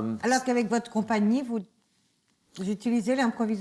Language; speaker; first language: French; native; French